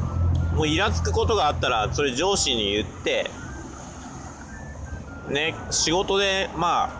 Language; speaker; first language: Japanese; native; Japanese